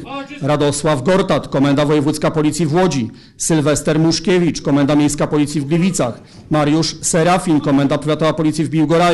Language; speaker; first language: Polish; native; Polish